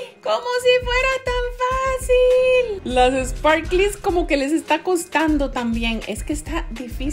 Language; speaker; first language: Spanish; native; Spanish